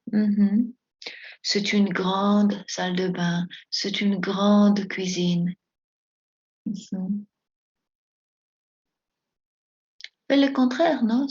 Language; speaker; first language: French; non-native, fluent; Spanish